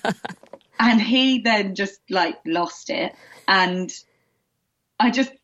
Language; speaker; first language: English; native; English